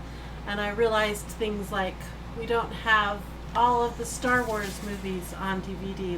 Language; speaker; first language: English; native; English